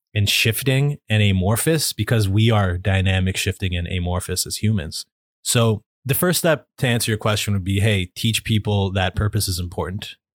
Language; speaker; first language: English; native; English